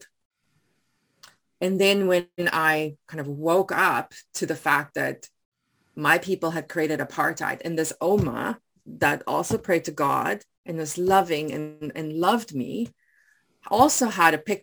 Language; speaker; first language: English; non-native, local second language; Afrikaans